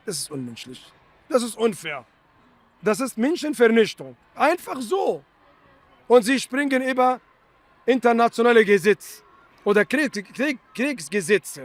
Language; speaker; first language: German; non-native, fluent; Arabic